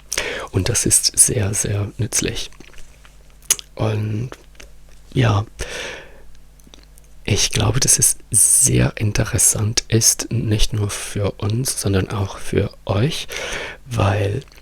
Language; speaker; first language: German; non-native, fluent; Italian